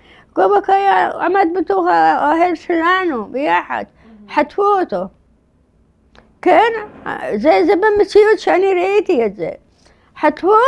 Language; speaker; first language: Hebrew; early bilingual, other home language; Arabic